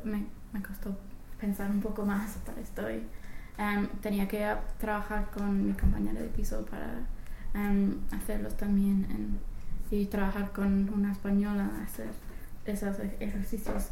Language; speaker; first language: Spanish; non-native, fluent; English